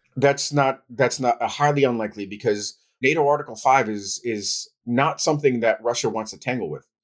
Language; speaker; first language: English; native; English